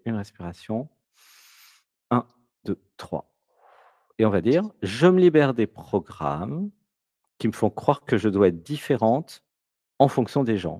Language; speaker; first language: French; native; French